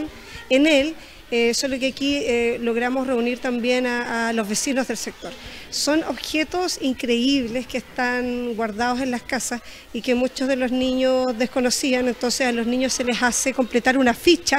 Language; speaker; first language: Spanish; native; Spanish